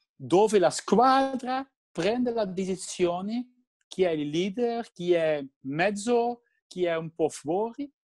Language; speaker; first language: Italian; non-native, learner; Dutch